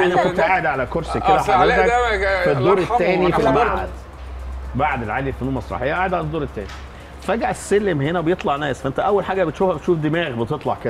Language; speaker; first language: Arabic; native; Arabic